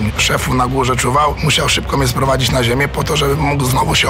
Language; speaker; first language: Polish; native; Polish